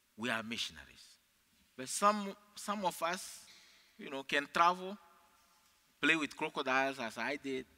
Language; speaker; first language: English; non-native, fluent; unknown